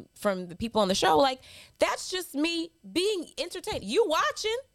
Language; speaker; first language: English; early bilingual, other home language; Yoruba